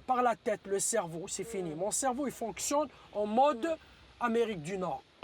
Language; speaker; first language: French; non-native, local second language; Arabic